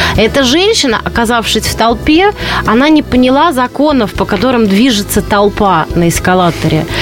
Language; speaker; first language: Russian; native; Russian